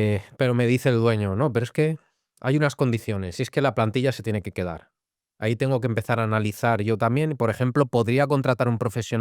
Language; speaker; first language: Spanish; native; Spanish